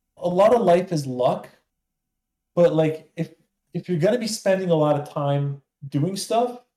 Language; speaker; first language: English; non-native, fluent; Hebrew